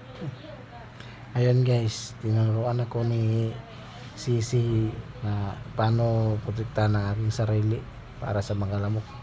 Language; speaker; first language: Filipino; non-native, local second language; Cebuano